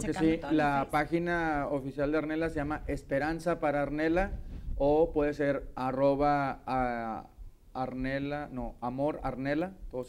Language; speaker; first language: Spanish; native; Spanish